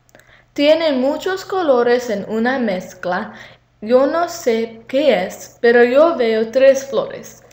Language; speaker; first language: Spanish; non-native, learner; English